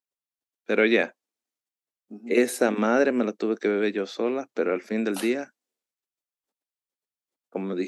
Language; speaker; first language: Spanish; early bilingual, heritage; Spanish